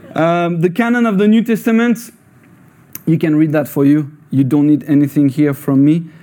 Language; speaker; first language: English; non-native, fluent; French